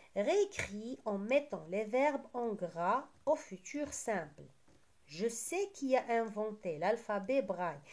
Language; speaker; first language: French; non-native, local second language; Arabic